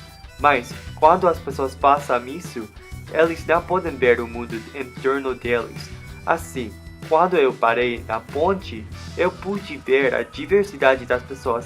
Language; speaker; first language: Portuguese; non-native, learner; English